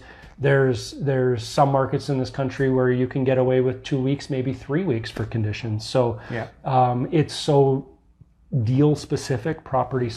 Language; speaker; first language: English; native; English